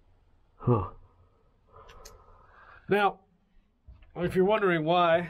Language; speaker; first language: English; native; English